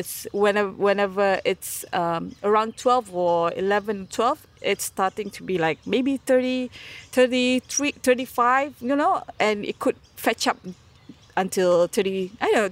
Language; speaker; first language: English; non-native, local second language; Malay